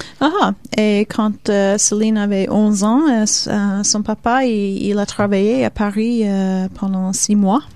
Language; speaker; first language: French; non-native, fluent; Swedish